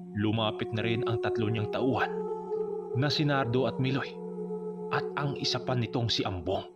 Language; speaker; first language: Filipino; non-native, local second language; Cebuano